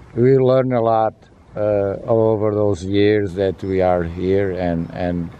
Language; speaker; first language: English; non-native, fluent; Portuguese